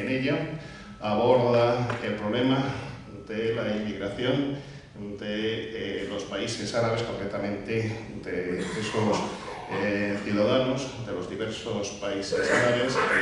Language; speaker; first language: Spanish; native; Spanish